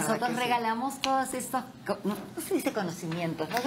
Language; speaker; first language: Spanish; native; Spanish